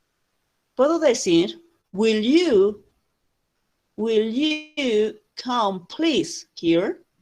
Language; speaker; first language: English; non-native, fluent; Spanish